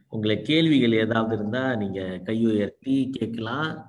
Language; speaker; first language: Tamil; early bilingual, heritage; Tamil